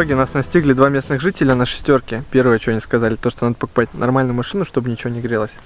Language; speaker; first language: Russian; native; Russian